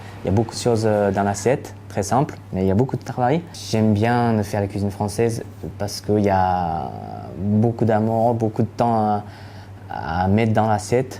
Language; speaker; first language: French; non-native, fluent; Japanese